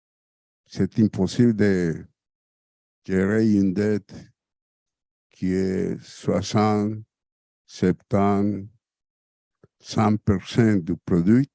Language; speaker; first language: French; non-native, fluent; Spanish